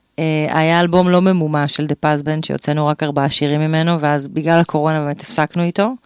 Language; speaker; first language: Hebrew; native; Hebrew